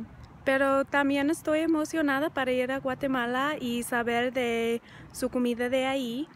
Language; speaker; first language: Spanish; non-native, learner; English